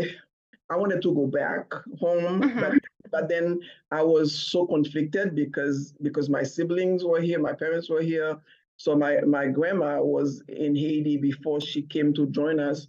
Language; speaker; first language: English; non-native, fluent; Haitian Creole